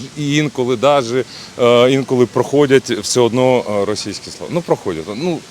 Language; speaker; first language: Ukrainian; non-native, local second language; Russian